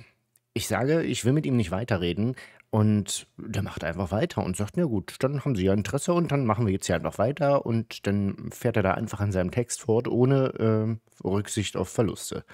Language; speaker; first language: German; native; German